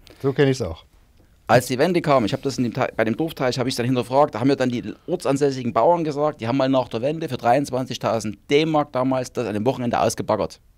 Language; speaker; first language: German; native; German